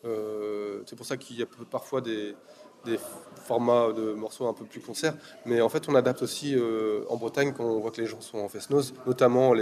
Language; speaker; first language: French; native; French